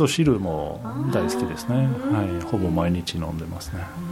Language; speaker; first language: Japanese; non-native, fluent; French